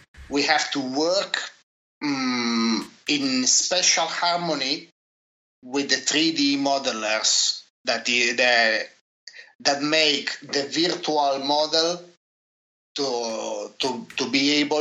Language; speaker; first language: English; non-native, fluent; Italian